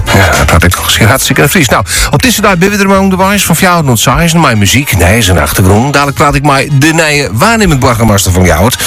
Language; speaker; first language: Dutch; non-native, local second language; Western Frisian